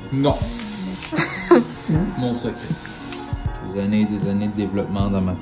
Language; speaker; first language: French; native; French